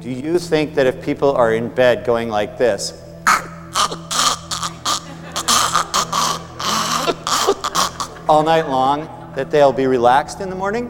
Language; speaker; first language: English; native; English